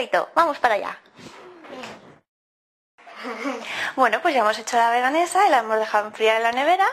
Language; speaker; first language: Spanish; native; Spanish